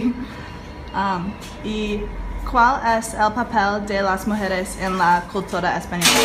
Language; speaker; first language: Spanish; non-native, learner; English